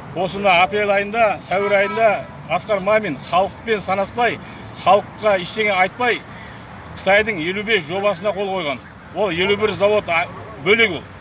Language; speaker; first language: Kazakh; native; Kazakh